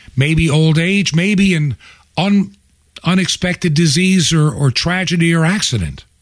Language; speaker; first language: English; native; English